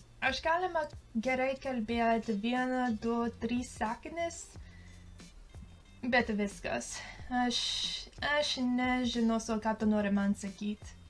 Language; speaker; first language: Lithuanian; early bilingual, heritage; English